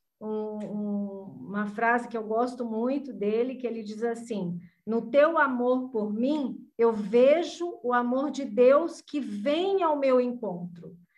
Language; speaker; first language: Portuguese; native; Portuguese